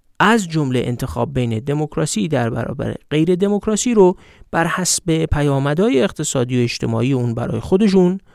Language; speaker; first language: Persian; native; Persian